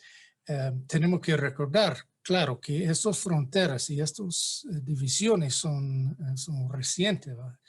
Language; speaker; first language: Spanish; non-native, fluent; English